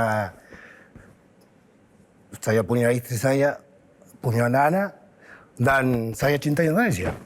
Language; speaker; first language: Indonesian; non-native, fluent; Spanish